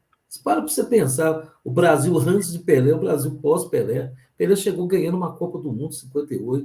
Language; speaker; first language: Portuguese; native; Portuguese